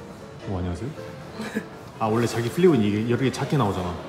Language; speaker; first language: Korean; native; Korean